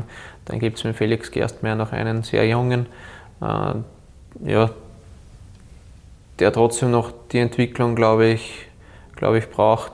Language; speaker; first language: German; native; German